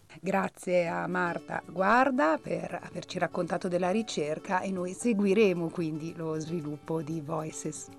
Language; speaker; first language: Italian; native; Italian